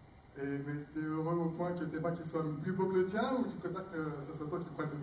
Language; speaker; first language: French; native; French